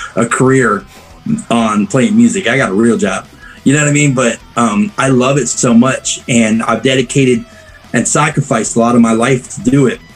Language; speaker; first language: English; native; English